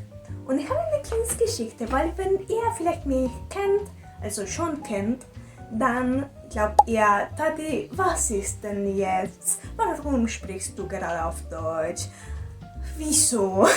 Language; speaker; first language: German; non-native, learner; Spanish